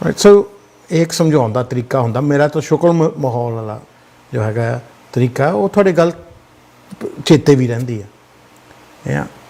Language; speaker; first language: Punjabi; early bilingual, heritage; Punjabi